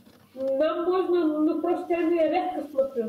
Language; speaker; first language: Russian; non-native, fluent; Lezghian